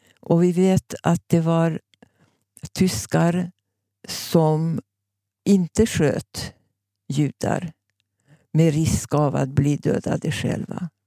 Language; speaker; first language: Swedish; non-native, fluent; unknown